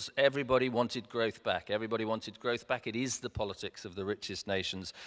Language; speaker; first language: English; native; English